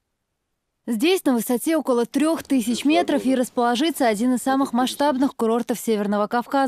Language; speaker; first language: Russian; native; Russian